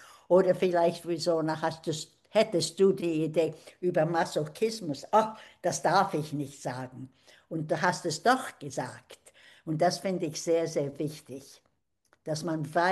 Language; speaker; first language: German; early bilingual, heritage; German